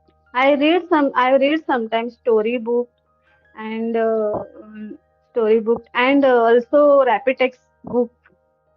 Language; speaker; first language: English; non-native, learner; Hindi